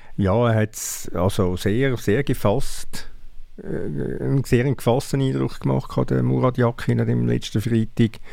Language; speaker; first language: German; native; German